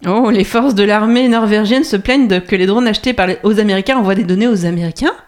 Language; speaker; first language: French; native; French